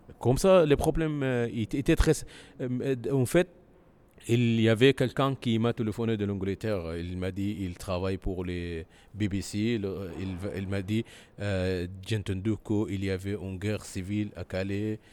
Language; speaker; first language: French; non-native, learner; Arabic